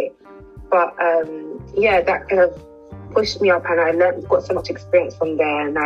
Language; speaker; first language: English; native; English